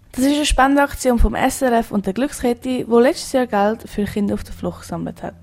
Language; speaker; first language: German; native; German